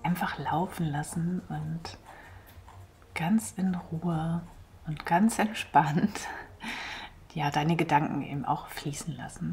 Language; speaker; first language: German; native; German